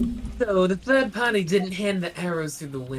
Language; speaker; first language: English; native; English